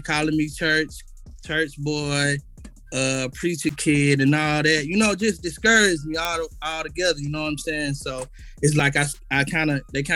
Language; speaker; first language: English; native; English